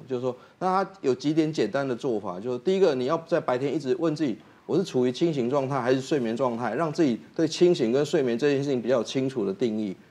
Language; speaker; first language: Chinese; native; Chinese